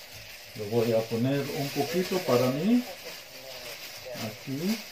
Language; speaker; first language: Spanish; non-native, fluent; Arabic